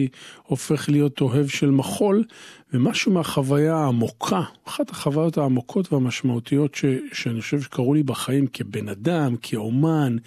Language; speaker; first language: Hebrew; native; Hebrew